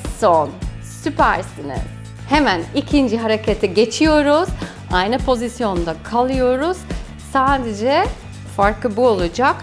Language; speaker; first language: Turkish; non-native, fluent; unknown